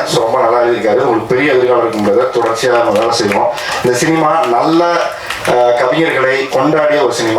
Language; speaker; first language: Tamil; native; Tamil